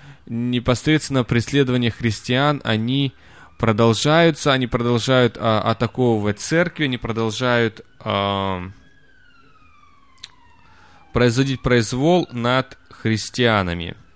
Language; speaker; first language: Russian; native; Russian